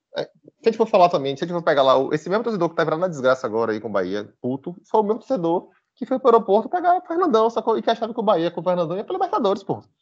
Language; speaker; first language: Portuguese; native; Portuguese